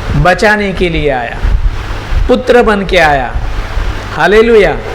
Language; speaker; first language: Hindi; non-native, local second language; Marathi